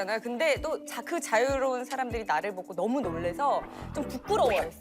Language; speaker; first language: Korean; native; Korean